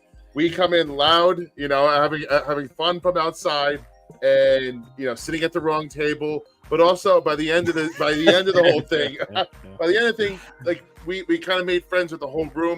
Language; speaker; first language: English; native; English